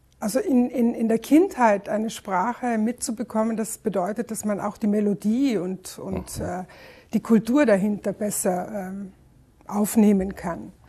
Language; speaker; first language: German; native; German